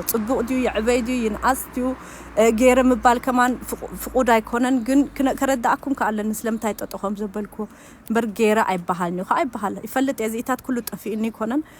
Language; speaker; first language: Tigrinya; early bilingual, heritage; German